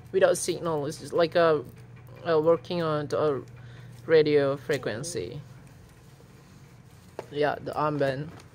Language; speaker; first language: English; non-native, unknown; Indonesian